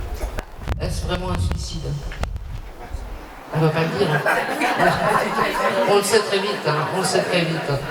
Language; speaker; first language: French; native; French